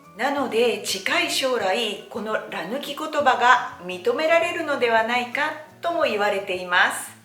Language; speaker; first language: Japanese; native; Japanese